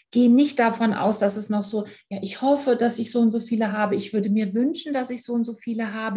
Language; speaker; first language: German; native; German